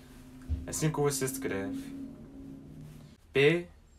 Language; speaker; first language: Portuguese; early bilingual, heritage; Portuguese